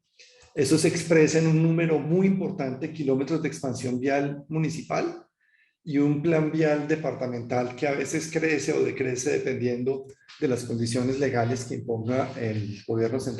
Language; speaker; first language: Spanish; native; Spanish